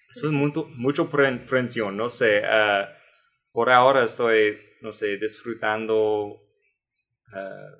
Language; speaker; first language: Spanish; non-native, learner; English